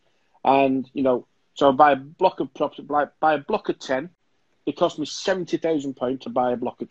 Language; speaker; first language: English; native; English